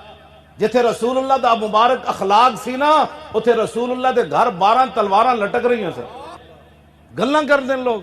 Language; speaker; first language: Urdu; non-native, local second language; Punjabi